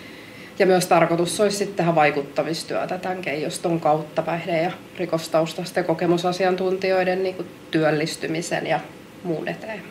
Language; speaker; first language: Finnish; native; Finnish